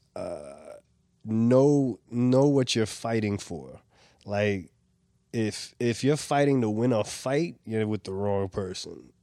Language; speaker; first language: English; native; English